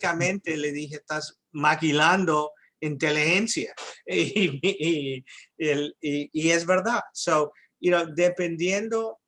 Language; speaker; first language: Spanish; early bilingual, heritage; English